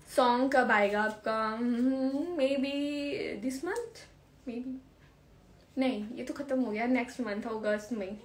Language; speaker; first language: Hindi; native; Hindi